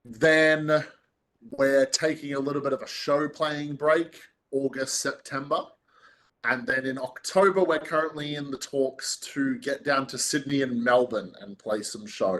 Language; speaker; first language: English; native; English